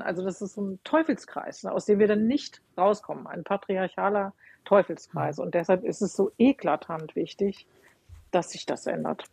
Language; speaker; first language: German; native; German